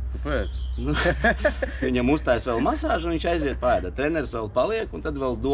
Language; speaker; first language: Latvian; non-native, local second language; Russian